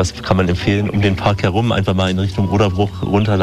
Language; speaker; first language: German; native; German